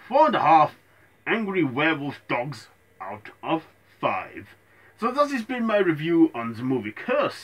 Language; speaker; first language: English; native; English